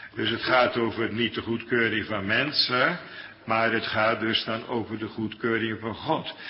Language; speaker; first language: Dutch; native; Dutch